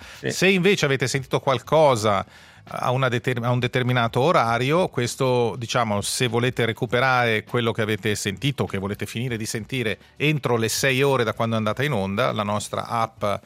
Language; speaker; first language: Italian; native; Italian